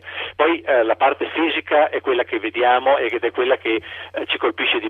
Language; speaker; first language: Italian; native; Italian